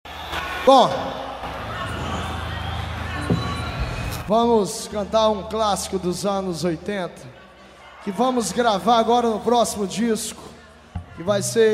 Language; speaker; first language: Portuguese; native; Portuguese